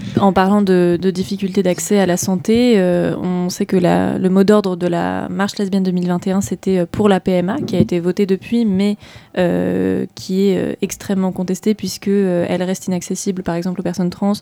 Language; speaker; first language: French; native; French